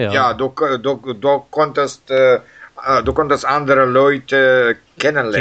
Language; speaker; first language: German; non-native, learner; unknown